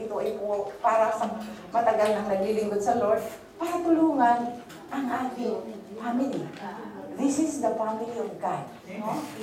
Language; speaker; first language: Filipino; non-native, local second language; Bikol